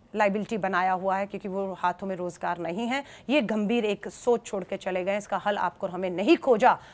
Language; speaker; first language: Hindi; native; Hindi